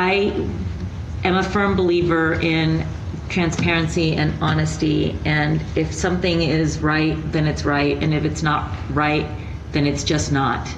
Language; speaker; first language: English; early bilingual, other home language; Spanish